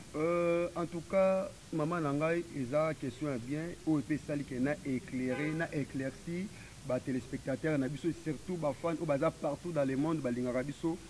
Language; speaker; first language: Lingala; native; Lingala